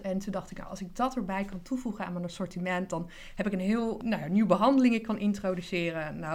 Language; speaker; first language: Dutch; non-native, fluent; English